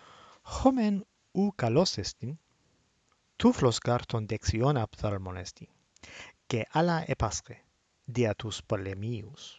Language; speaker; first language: Greek; non-native, fluent; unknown